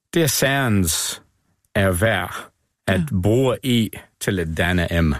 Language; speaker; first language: Danish; non-native, fluent; English